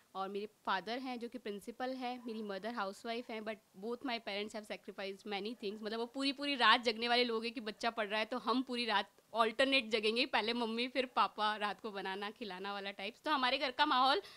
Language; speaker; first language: Hindi; native; Hindi